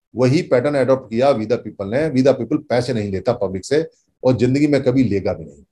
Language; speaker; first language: Hindi; native; Hindi